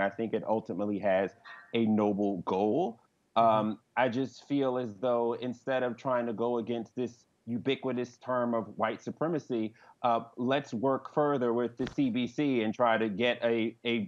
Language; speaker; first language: English; native; English